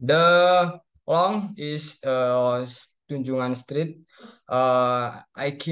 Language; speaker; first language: English; non-native, learner; Indonesian